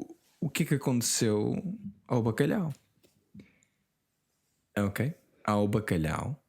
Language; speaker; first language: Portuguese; non-native, fluent; English